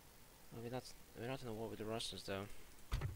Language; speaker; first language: English; native; English